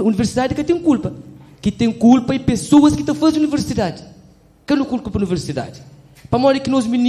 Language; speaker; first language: Portuguese; non-native, local second language; Kabuverdianu